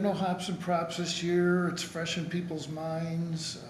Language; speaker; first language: English; native; English